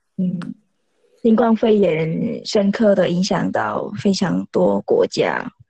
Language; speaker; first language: Chinese; non-native, fluent; Vietnamese